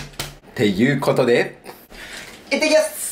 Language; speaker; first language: Japanese; native; Japanese